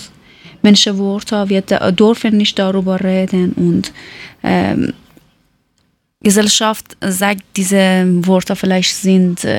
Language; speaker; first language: German; non-native, learner; Persian